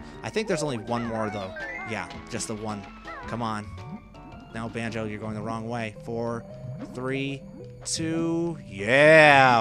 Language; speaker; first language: English; native; English